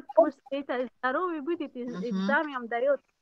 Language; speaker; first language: Russian; non-native, learner; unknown